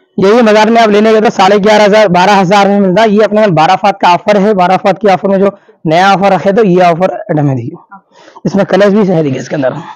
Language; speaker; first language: Hindi; non-native, local second language; Urdu